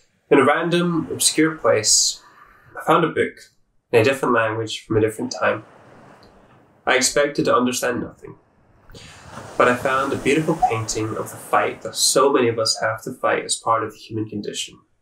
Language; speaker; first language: English; native; English